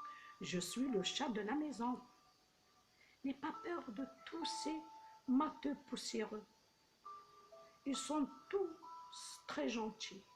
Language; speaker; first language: French; non-native, local second language; Arabic